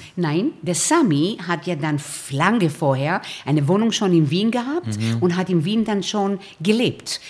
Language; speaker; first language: German; early bilingual, other home language; Romanian